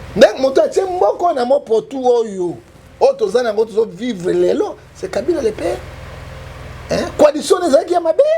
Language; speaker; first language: Lingala; native; Lingala